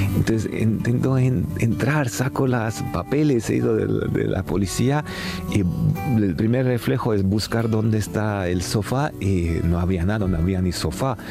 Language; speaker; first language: Spanish; non-native, fluent; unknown